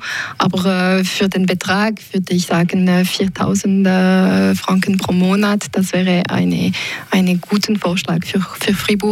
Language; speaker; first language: German; non-native, local second language; French